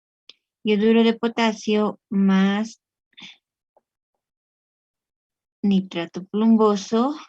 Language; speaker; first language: Spanish; native; Spanish